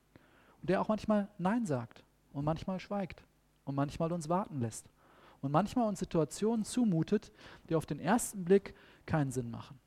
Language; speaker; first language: German; native; German